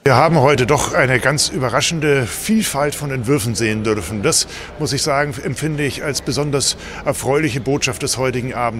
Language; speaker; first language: German; native; German